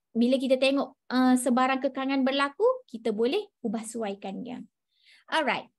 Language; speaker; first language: Malay; native; Malay